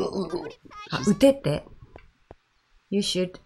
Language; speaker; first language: English; non-native, learner; Japanese